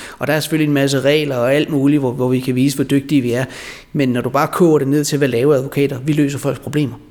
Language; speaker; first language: Danish; native; Danish